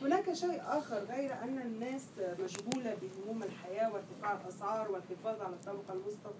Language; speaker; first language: Arabic; native; Arabic